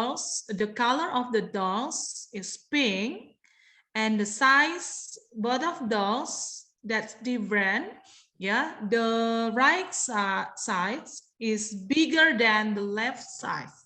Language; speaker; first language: English; non-native, learner; Indonesian